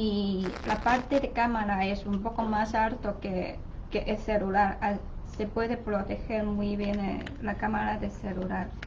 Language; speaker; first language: Spanish; non-native, learner; Chinese